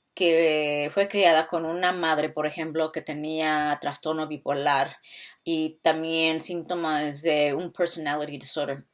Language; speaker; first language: Spanish; early bilingual, other home language; English